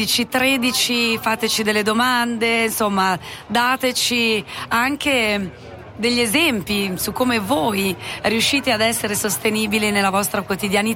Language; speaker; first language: Italian; native; Italian